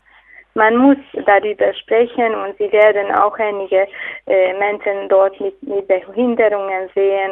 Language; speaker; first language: German; non-native, fluent; Hungarian